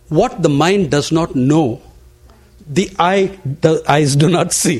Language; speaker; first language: English; non-native, local second language; Telugu